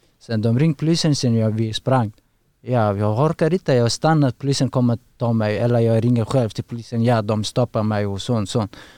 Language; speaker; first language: Swedish; non-native, learner; Persian